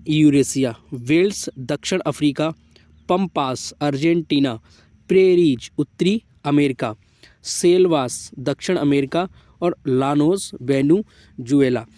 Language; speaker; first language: Hindi; native; Hindi